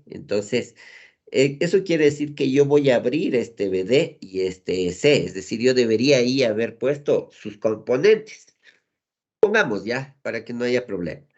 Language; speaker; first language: Spanish; native; Spanish